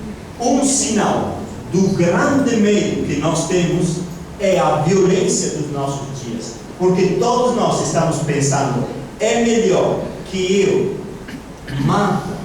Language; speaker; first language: Portuguese; non-native, fluent; Italian